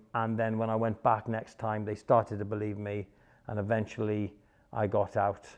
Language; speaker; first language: English; native; English